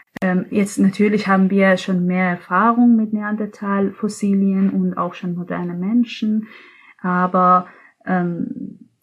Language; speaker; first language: German; non-native, fluent; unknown